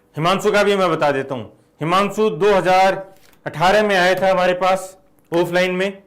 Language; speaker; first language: Hindi; native; Hindi